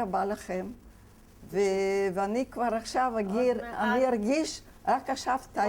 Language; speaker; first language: Hebrew; non-native, fluent; Yiddish